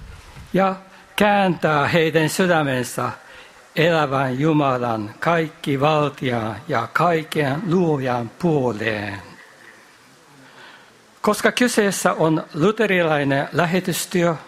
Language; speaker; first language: Finnish; non-native, fluent; Japanese